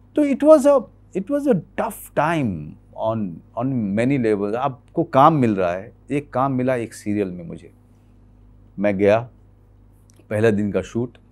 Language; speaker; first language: Hindi; native; Hindi